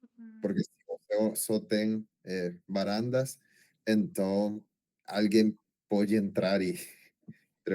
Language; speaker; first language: Portuguese; non-native, learner; Spanish